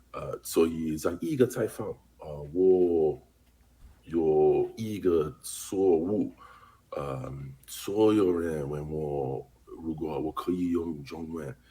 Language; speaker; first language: Chinese; non-native, learner; English